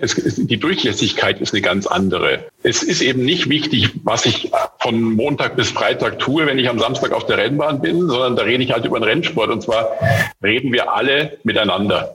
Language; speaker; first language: German; native; German